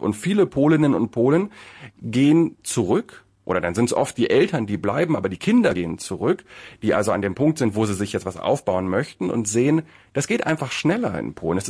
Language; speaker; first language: German; native; German